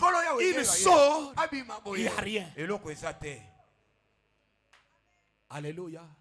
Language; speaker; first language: French; non-native, local second language; Lingala